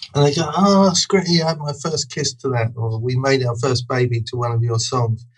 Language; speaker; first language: English; native; English